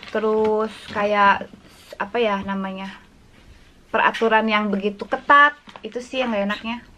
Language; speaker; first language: Indonesian; native; Indonesian